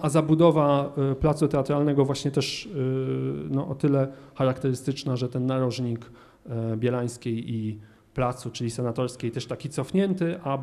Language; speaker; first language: Polish; native; Polish